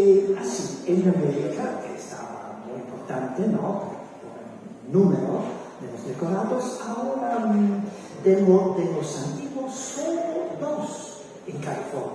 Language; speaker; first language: Spanish; non-native, learner; Italian